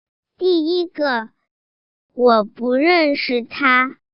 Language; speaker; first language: Chinese; non-native, learner; Swahili